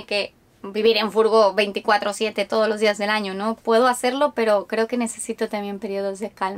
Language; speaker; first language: Spanish; native; Spanish